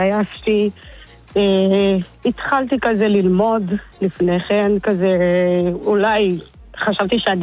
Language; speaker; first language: Hebrew; non-native, fluent; English